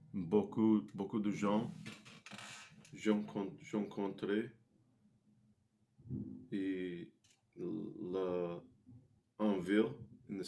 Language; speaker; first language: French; non-native, learner; English